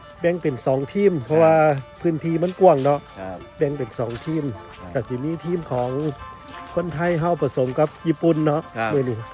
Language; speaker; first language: Thai; native; Thai